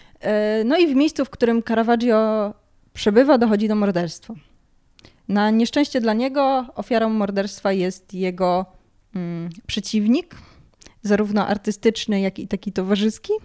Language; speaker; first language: Polish; native; Polish